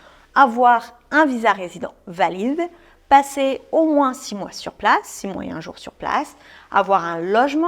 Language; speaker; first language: French; native; French